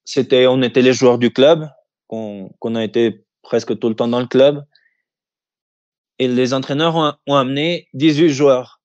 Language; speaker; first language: French; early bilingual, heritage; French